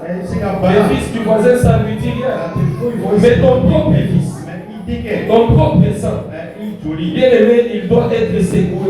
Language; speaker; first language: French; non-native, local second language; Bambara